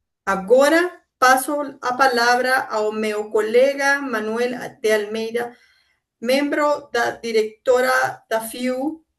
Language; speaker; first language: Portuguese; non-native, fluent; Spanish